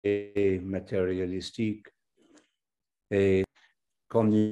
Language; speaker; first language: French; non-native, fluent; English